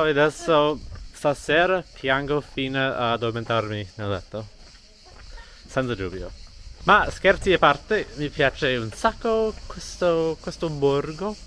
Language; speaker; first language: Italian; non-native, fluent; English